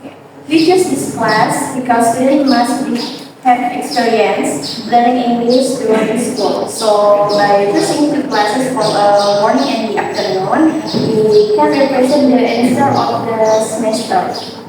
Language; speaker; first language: English; non-native, learner; Indonesian